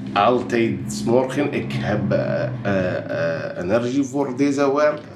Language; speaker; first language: Dutch; non-native, learner; Arabic